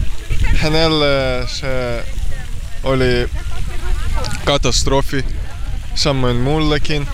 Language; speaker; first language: Finnish; non-native, learner; Ukrainian